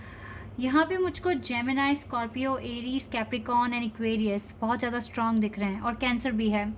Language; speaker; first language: Hindi; native; Hindi